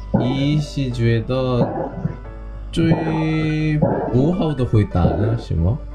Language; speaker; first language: Chinese; non-native, learner; Korean